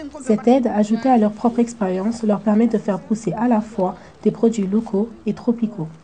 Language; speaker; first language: French; native; French